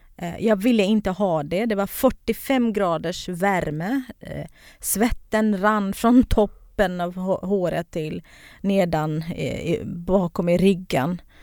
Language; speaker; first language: Swedish; non-native, fluent; Kurdish